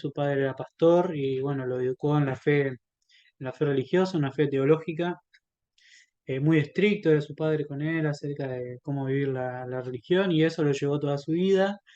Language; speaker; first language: Spanish; native; Spanish